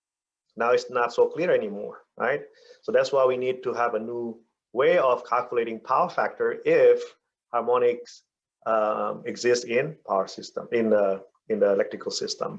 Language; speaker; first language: English; non-native, fluent; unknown